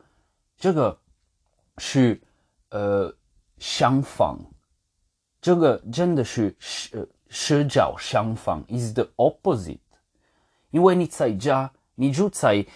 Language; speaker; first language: Chinese; non-native, fluent; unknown